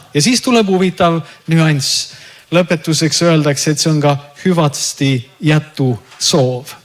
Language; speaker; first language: Estonian; native; Estonian